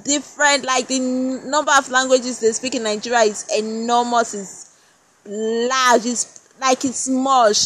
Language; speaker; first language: English; non-native, local second language; Esan